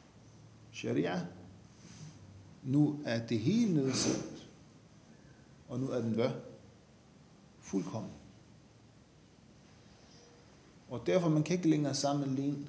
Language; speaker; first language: Danish; non-native, fluent; Arabic